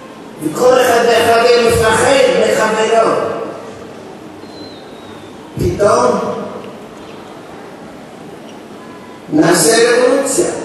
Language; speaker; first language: Hebrew; non-native, fluent; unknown